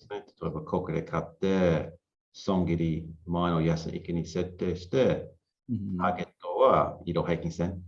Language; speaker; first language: Japanese; non-native, learner; English